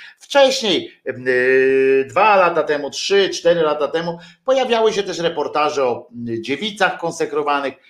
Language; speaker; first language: Polish; native; Polish